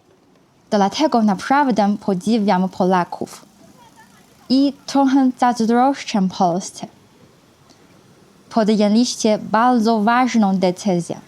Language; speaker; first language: Polish; non-native, fluent; Chinese